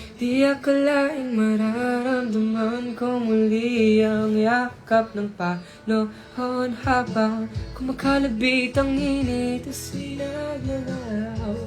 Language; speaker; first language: Filipino; native; Filipino